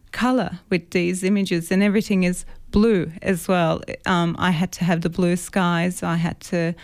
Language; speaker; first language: English; non-native, fluent; Greek